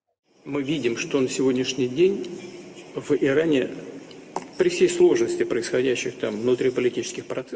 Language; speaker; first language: Russian; native; Russian